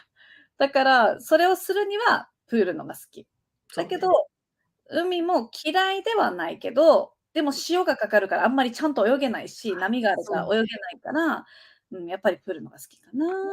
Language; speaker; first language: Japanese; native; Japanese